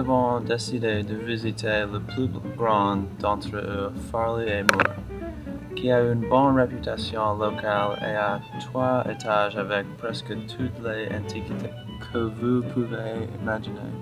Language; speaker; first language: French; non-native, learner; English